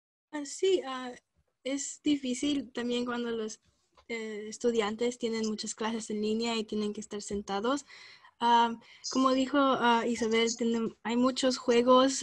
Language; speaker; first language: Spanish; early bilingual, other home language; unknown